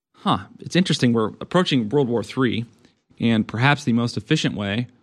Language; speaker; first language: English; native; English